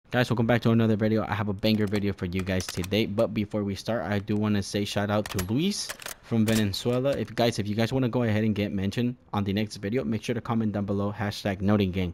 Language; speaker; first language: English; native; English